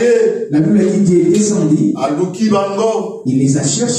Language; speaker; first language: French; non-native, local second language; Lingala